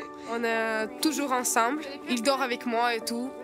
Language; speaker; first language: French; non-native, learner; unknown